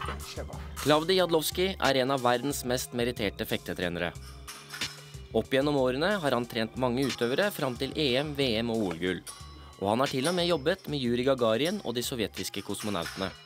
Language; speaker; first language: Norwegian; native; Norwegian